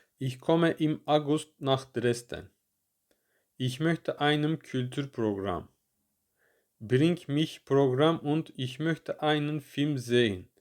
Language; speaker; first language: German; non-native, learner; Turkish